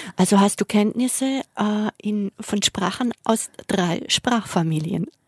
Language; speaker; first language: German; native; German